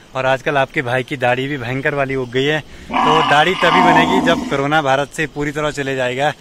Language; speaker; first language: Hindi; native; Hindi